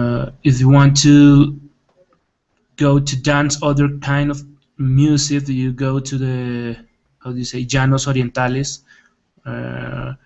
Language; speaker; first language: English; non-native, learner; Spanish